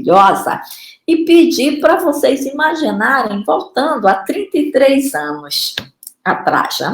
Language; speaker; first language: Portuguese; native; Portuguese